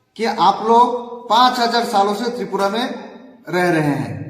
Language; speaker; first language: Hindi; non-native, local second language; Bangla